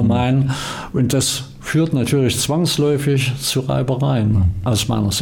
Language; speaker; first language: German; native; German